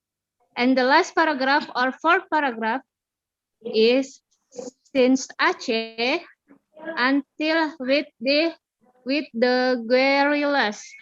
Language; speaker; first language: English; non-native, learner; Indonesian